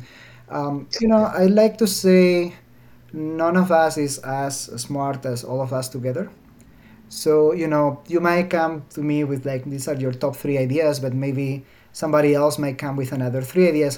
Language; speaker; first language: English; non-native, fluent; Spanish